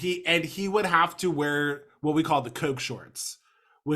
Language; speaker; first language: English; native; English